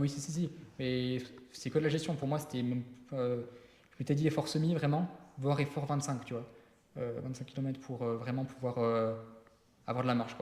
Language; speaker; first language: French; native; French